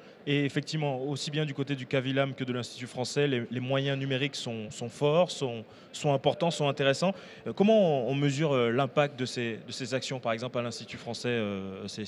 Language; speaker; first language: French; native; French